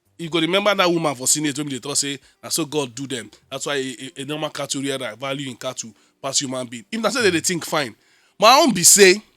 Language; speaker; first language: Nigerian Pidgin; native; Nigerian Pidgin